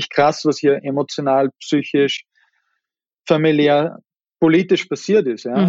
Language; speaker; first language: German; native; German